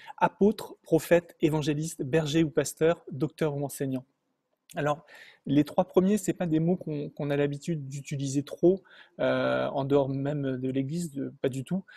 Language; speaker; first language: French; native; French